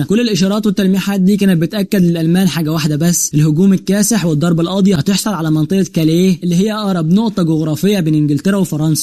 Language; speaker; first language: Arabic; native; Arabic